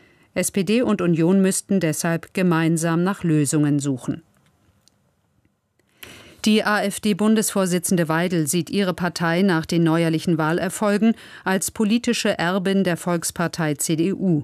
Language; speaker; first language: German; native; German